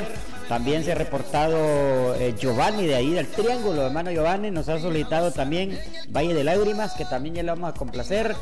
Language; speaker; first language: Spanish; native; Spanish